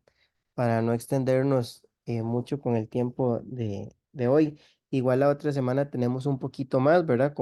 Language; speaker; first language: Spanish; native; Spanish